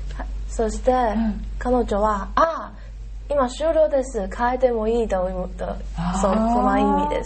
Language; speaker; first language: Japanese; non-native, learner; Chinese